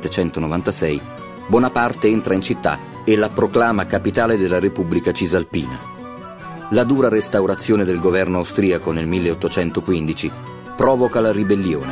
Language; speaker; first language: Italian; native; Italian